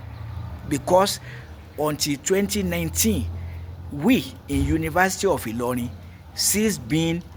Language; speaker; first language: English; non-native, local second language; Yoruba